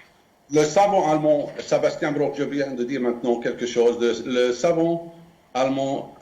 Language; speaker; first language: French; non-native, fluent; Arabic